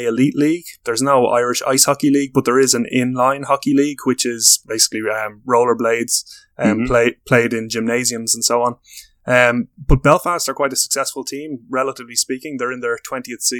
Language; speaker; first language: English; native; English